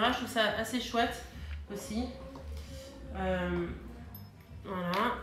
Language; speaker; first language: French; early bilingual, heritage; French